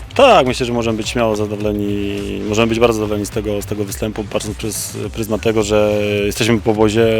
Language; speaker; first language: Polish; native; Polish